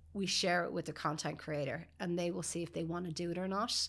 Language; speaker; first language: English; native; English